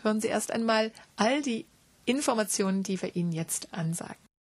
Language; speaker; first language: German; native; German